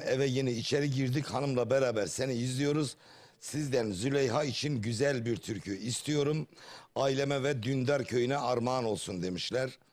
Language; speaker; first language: Turkish; native; Turkish